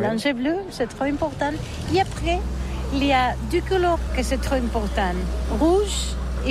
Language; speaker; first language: French; non-native, learner; Catalan